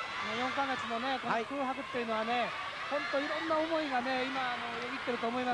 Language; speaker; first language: Japanese; native; Japanese